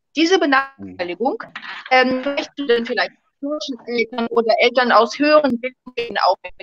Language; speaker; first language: German; non-native, fluent; Russian